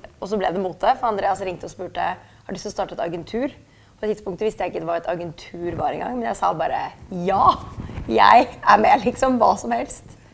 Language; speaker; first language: Norwegian; early bilingual, other home language; German